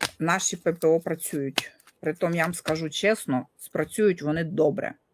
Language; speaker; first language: Ukrainian; non-native, local second language; Russian